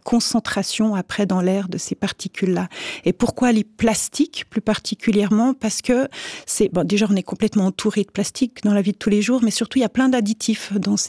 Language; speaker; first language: French; native; French